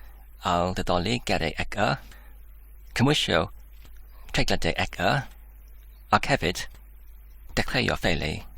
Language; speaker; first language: Welsh; non-native, learner; English